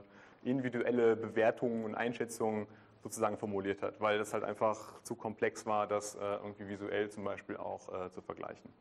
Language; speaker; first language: German; native; German